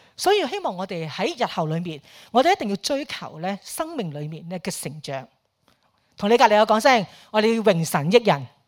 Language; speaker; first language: Chinese; non-native, local second language; Cantonese